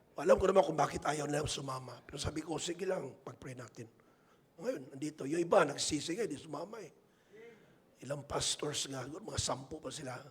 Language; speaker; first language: Filipino; non-native, local second language; Hiligaynon